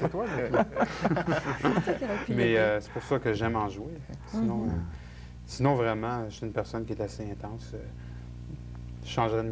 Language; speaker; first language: French; native; French